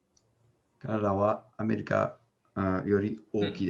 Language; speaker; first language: Japanese; non-native, learner; English